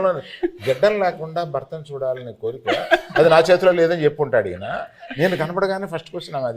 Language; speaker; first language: Telugu; native; Telugu